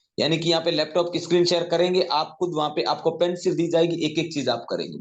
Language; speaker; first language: Hindi; native; Hindi